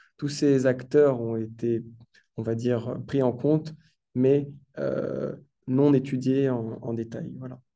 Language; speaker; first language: French; native; French